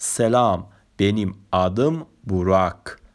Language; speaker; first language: Turkish; non-native, fluent; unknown